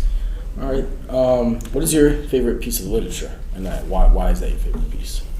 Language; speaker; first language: English; native; English